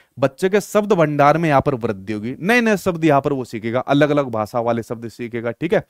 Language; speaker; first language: Hindi; native; Hindi